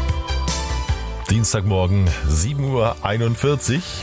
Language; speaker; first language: German; native; German